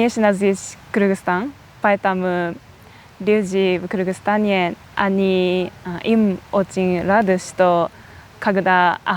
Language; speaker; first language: Russian; non-native, learner; Japanese